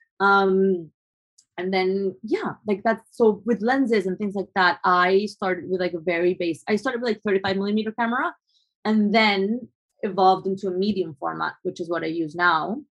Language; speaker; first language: English; non-native, fluent; Spanish